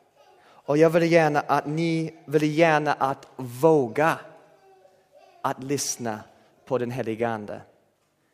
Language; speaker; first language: Swedish; non-native, fluent; English